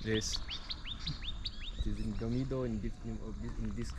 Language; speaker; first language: English; non-native, learner; Rundi